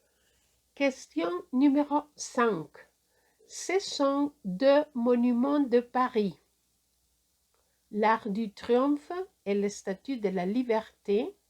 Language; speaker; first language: French; non-native, fluent; Spanish